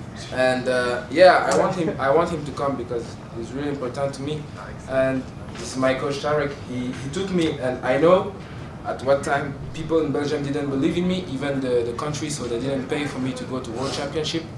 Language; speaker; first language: English; non-native, fluent; French